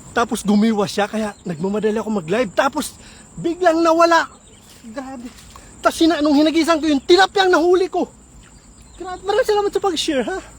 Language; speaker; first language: Filipino; non-native, local second language; Waray